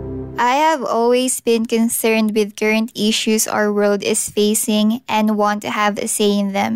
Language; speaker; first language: English; non-native, local second language; Filipino